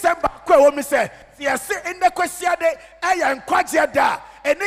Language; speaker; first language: English; non-native, local second language; Akan